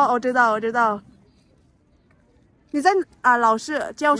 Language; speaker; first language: Chinese; non-native, learner; Vietnamese